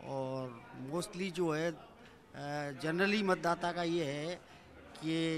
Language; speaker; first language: Hindi; native; Hindi